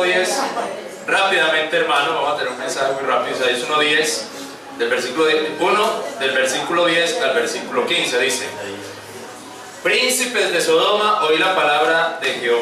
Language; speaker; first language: Spanish; native; Spanish